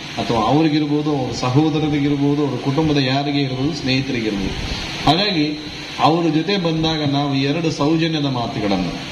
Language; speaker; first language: Kannada; native; Kannada